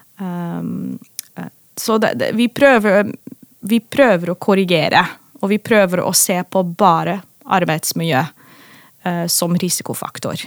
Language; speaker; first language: Norwegian; non-native, fluent; Dutch